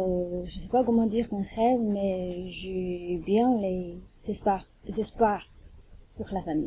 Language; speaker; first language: French; non-native, learner; Chinese